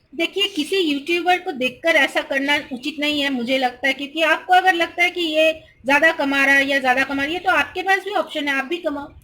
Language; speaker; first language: Hindi; non-native, local second language; Bangla